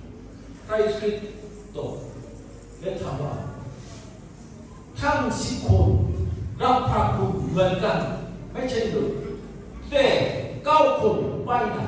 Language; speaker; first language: Thai; non-native, local second language; Lahu